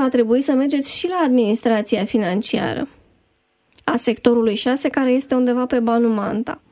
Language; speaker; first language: Romanian; native; Romanian